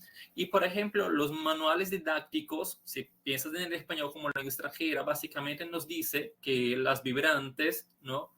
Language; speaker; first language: Spanish; non-native, fluent; Portuguese